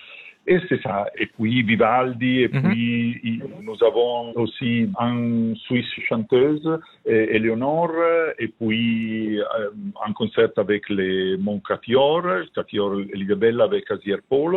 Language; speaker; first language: French; non-native, fluent; Italian